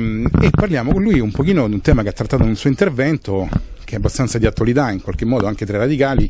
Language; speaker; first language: Italian; native; Italian